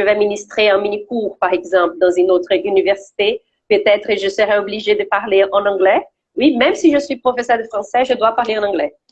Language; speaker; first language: French; non-native, fluent; Portuguese